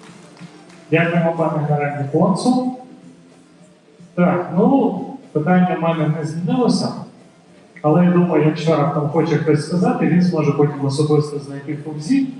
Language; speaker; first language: Ukrainian; native; Ukrainian